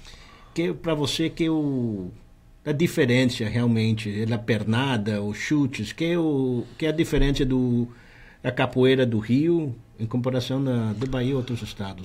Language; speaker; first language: Portuguese; non-native, learner; Spanish